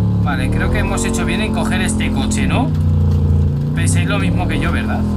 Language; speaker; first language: Spanish; native; Spanish